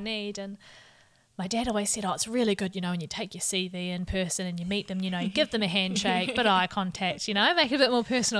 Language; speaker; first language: English; native; English